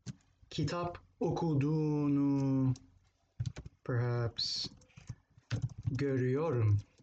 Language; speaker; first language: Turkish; non-native, fluent; English